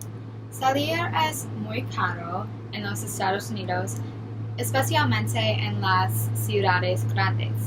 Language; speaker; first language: Spanish; non-native, learner; English